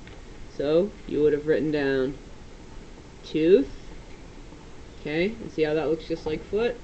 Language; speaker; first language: English; native; English